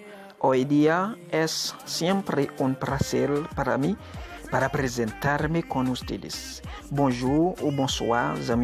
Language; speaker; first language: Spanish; non-native, learner; Haitian Creole